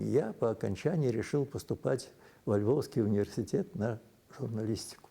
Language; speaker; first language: Russian; non-native, local second language; Belarusian